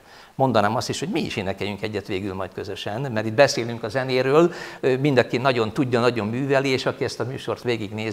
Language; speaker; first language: Hungarian; native; Hungarian